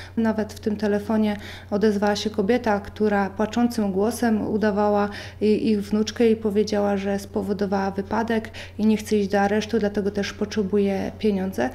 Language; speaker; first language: Polish; native; Polish